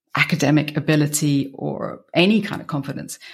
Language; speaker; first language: English; native; English